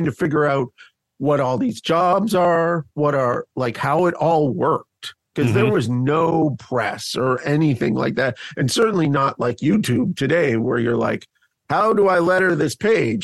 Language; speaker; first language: English; native; English